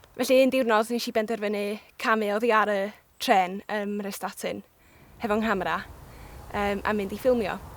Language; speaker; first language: Welsh; native; Welsh